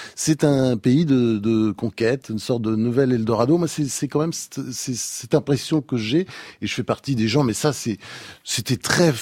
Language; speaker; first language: French; native; French